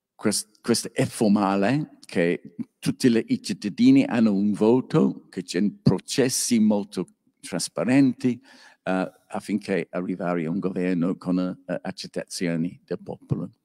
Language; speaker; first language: Italian; non-native, learner; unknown